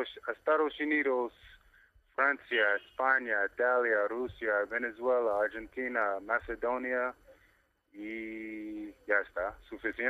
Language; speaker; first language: Spanish; non-native, learner; English